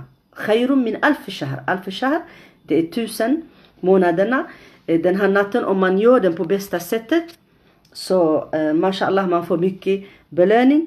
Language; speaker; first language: Swedish; non-native, fluent; Arabic